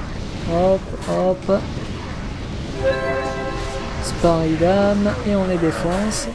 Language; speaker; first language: French; native; French